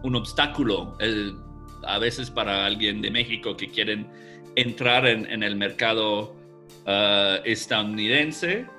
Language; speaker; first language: Spanish; non-native, fluent; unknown